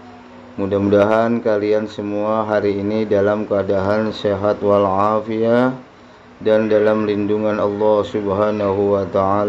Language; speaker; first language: Indonesian; native; Indonesian